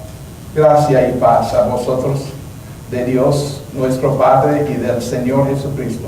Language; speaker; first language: Spanish; non-native, learner; English